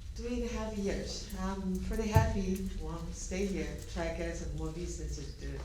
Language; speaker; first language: English; non-native, learner; Chinese